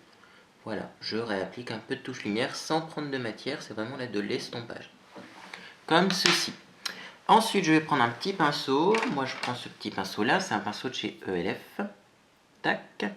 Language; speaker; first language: French; native; French